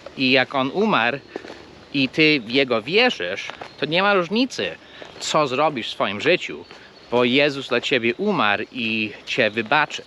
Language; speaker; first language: Polish; non-native, fluent; English